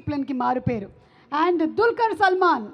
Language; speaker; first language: Telugu; native; Telugu